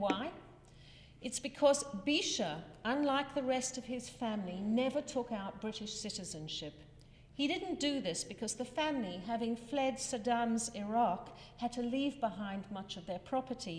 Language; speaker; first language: English; native; English